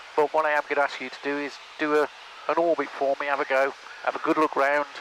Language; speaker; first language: English; native; English